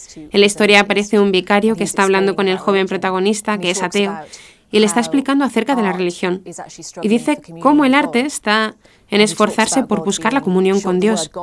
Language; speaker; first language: Spanish; non-native, fluent; English